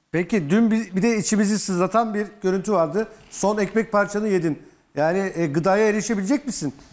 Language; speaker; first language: Turkish; native; Turkish